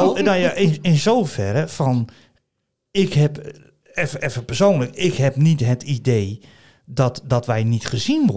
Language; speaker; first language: Dutch; native; Dutch